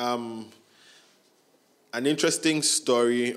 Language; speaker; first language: English; non-native, local second language; Akan